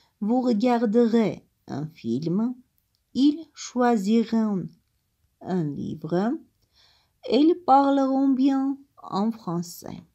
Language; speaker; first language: French; non-native, fluent; Armenian